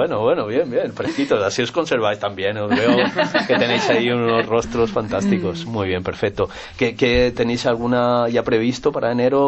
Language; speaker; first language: Spanish; native; Spanish